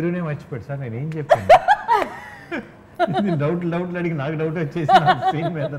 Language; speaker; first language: Telugu; native; Telugu